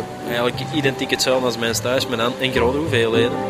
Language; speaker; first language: Dutch; native; Dutch